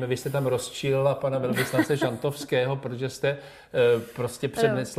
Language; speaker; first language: Czech; native; Czech